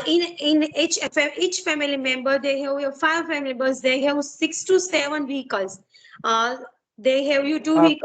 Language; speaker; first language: English; non-native, learner; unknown